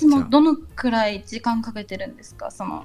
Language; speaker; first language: Japanese; native; Japanese